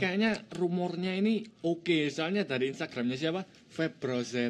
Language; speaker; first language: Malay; non-native, local second language; Javanese